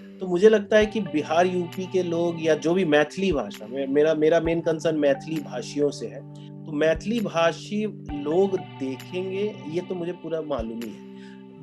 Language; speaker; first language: Hindi; non-native, local second language; Bhojpuri